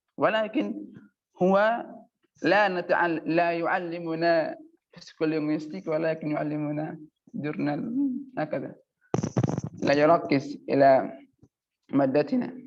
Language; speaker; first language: Arabic; non-native, learner; Indonesian